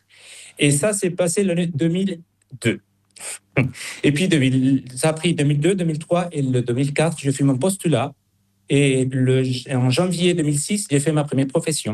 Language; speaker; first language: French; non-native, fluent; Spanish